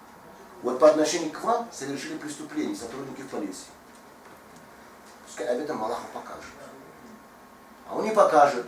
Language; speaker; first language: Russian; non-native, fluent; Tajik